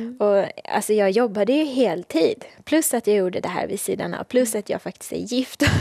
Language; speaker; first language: Swedish; early bilingual, other home language; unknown